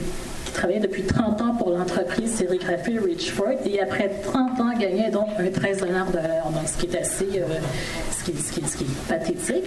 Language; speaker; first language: French; native; French